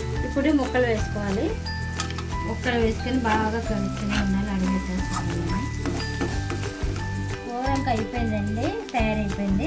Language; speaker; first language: Telugu; native; Telugu